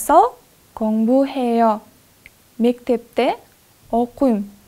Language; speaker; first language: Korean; non-native, fluent; Kyrgyz